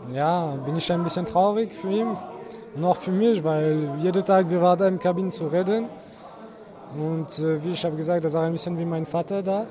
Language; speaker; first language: German; non-native, learner; French